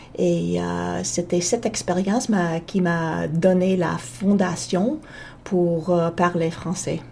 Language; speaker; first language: French; non-native, local second language; English